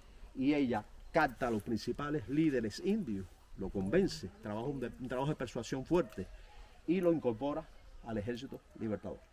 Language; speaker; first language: Spanish; native; Spanish